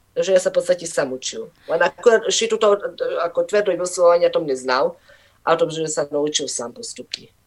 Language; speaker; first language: Slovak; non-native, local second language; Rusyn